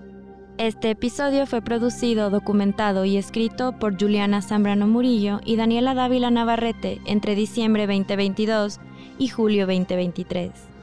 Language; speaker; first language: Spanish; native; Spanish